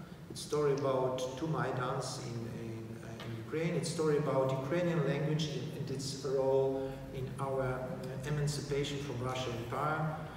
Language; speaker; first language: English; non-native, fluent; Ukrainian